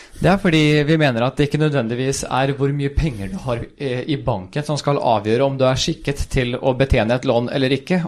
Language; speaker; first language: Norwegian; early bilingual, other home language; Swedish